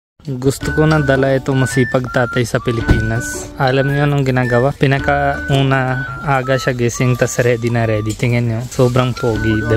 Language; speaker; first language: Filipino; non-native, learner; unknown